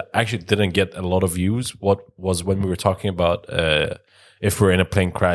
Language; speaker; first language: English; non-native, fluent; Persian